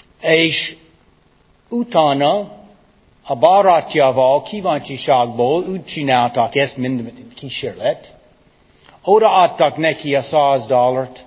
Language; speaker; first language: Hungarian; non-native, fluent; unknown